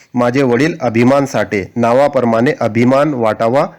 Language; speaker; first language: Marathi; non-native, local second language; Urdu